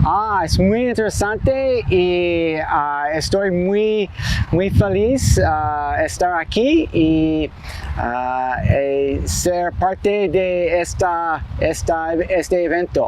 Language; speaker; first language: Spanish; non-native, learner; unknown